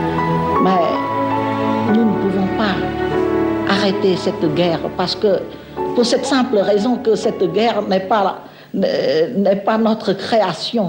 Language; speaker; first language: French; non-native, local second language; Khmer